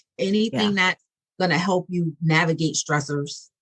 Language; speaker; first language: English; native; English